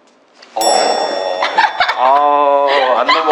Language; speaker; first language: Korean; native; Korean